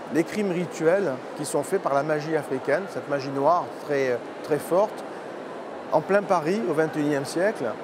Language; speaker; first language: French; native; French